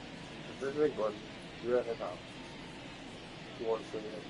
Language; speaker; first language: Chinese; non-native, learner; English